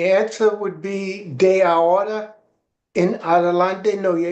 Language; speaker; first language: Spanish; non-native, learner; English